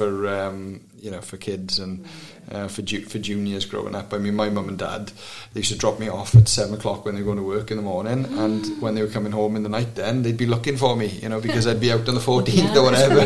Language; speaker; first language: English; native; English